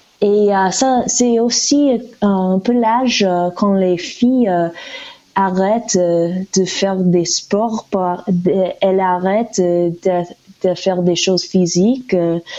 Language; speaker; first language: French; non-native, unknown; English